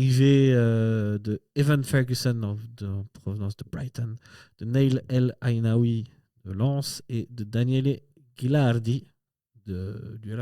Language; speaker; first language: French; native; French